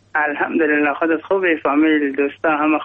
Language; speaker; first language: Persian; native; Persian